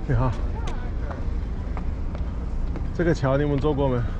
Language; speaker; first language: Chinese; non-native, fluent; English